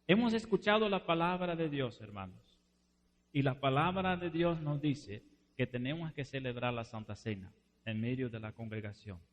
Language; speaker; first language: Spanish; non-native, fluent; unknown